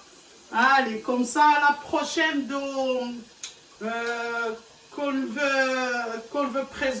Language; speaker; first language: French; non-native, learner; Arabic